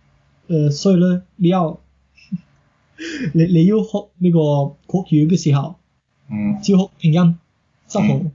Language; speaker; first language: Cantonese; non-native, learner; English